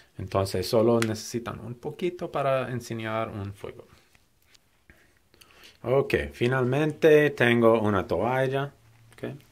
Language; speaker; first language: Spanish; non-native, learner; English